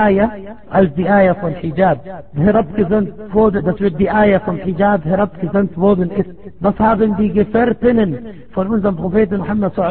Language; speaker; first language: German; non-native, fluent; Arabic